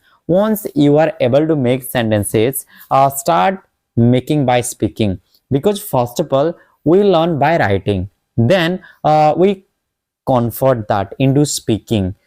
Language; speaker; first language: English; non-native, local second language; Odia